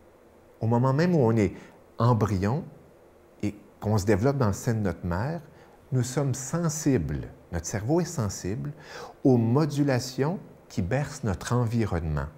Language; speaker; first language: French; native; French